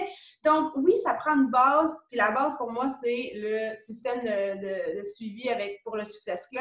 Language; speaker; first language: French; native; French